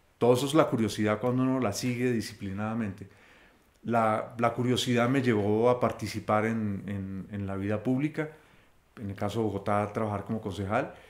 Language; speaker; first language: Spanish; native; Spanish